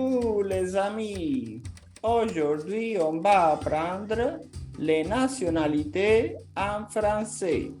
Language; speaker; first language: French; non-native, fluent; Portuguese